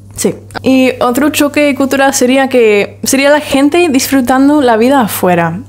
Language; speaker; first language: Spanish; non-native, fluent; English